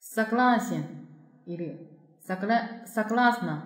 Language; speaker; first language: Russian; non-native, fluent; Chinese